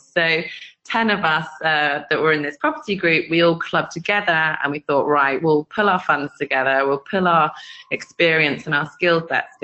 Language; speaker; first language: English; native; English